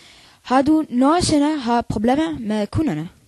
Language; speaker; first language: Danish; non-native, learner; Icelandic